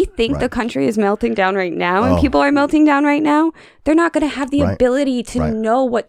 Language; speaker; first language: English; native; English